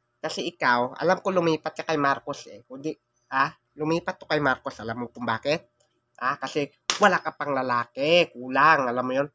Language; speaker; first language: Filipino; non-native, local second language; Cebuano